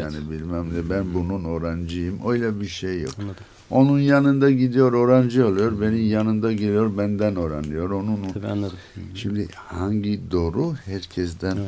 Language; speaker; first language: Turkish; non-native, learner; Armenian